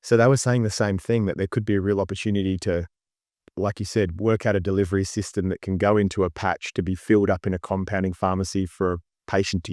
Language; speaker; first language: English; native; English